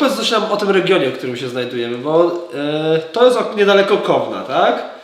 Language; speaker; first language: Polish; native; Polish